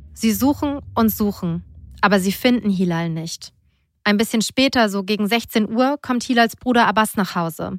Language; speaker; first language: German; native; German